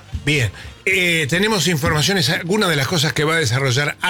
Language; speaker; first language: Spanish; native; Spanish